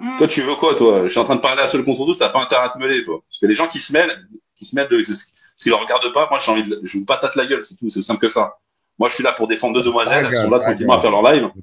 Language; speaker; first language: French; native; French